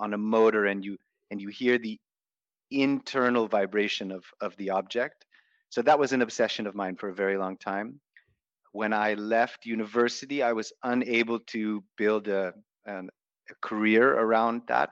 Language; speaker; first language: English; native; English